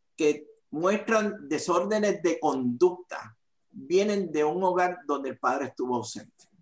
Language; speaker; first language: Spanish; native; Spanish